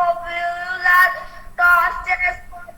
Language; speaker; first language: English; non-native, learner; Bangla